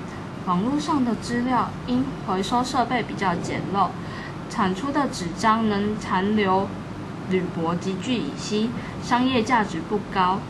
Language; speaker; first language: Chinese; native; Chinese